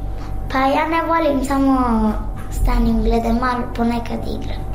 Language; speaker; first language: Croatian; non-native, learner; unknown